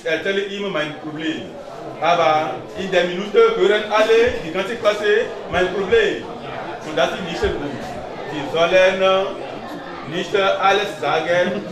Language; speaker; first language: German; non-native, learner; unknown